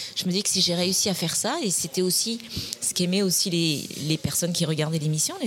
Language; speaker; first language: French; native; French